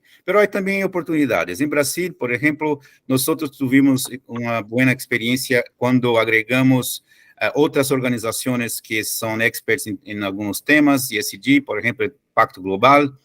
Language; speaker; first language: Spanish; non-native, fluent; Portuguese